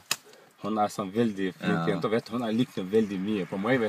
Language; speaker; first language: Norwegian; non-native, learner; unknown